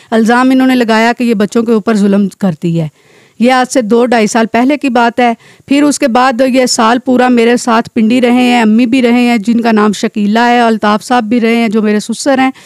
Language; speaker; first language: Urdu; non-native, local second language; Pahari-Potwari